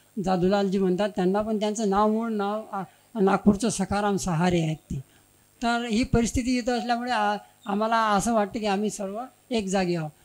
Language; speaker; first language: Marathi; native; Marathi